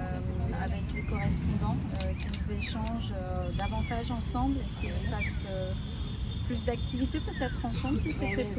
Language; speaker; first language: French; native; French